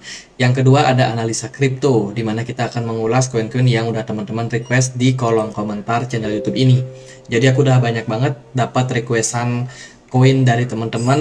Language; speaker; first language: Indonesian; native; Indonesian